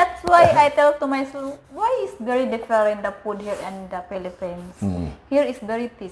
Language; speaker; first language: English; non-native, learner; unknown